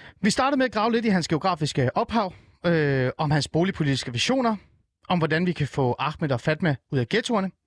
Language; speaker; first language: Danish; early bilingual, other home language; Persian